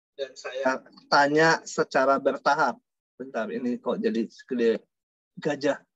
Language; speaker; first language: Indonesian; non-native, local second language; Sundanese